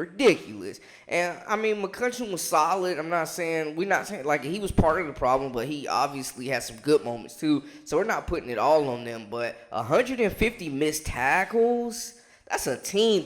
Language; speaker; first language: English; native; English